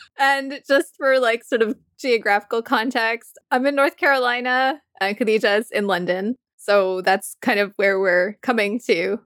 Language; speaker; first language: English; native; English